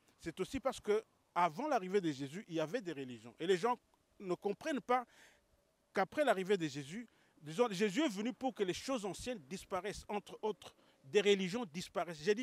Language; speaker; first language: French; non-native, local second language; Lingala